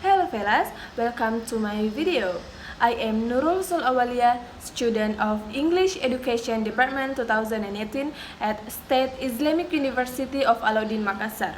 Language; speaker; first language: English; non-native, learner; Indonesian